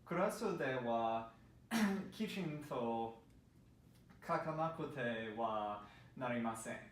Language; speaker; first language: Japanese; non-native, learner; English